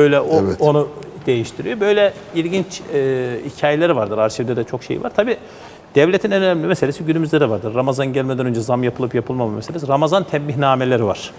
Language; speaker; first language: Turkish; native; Turkish